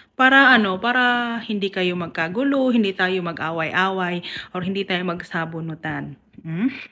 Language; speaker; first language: Filipino; non-native, local second language; Cebuano